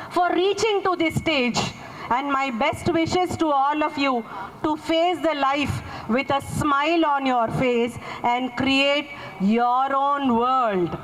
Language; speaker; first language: English; non-native, local second language; Telugu